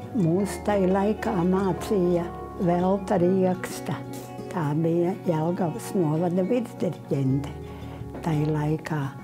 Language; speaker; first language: Latvian; native; Latvian